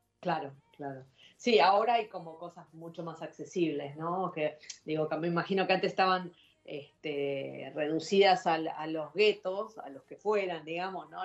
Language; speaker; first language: Spanish; native; Spanish